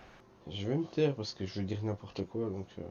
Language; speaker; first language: French; native; French